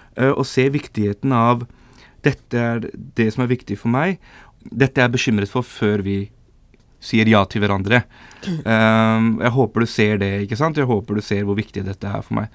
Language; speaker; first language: Norwegian; early bilingual, other home language; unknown